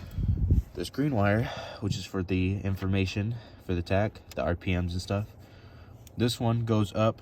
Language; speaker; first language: English; native; English